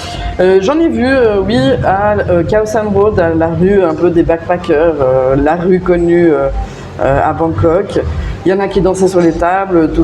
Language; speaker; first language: French; native; French